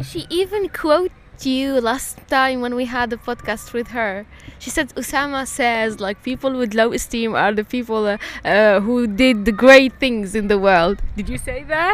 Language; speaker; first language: English; non-native, fluent; Arabic